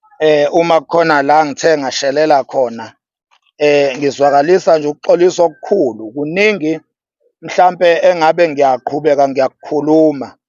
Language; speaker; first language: Zulu; native; Zulu